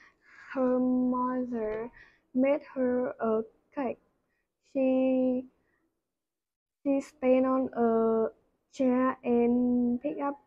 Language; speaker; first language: English; non-native, learner; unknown